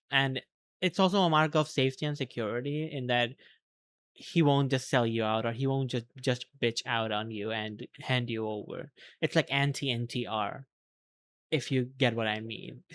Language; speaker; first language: English; native; English